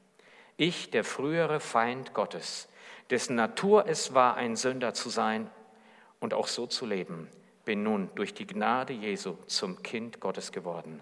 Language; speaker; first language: German; native; German